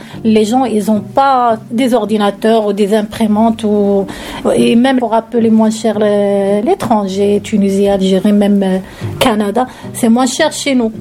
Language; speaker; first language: French; non-native, local second language; Arabic